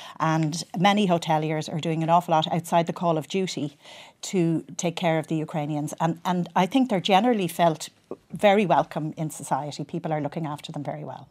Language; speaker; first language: English; native; English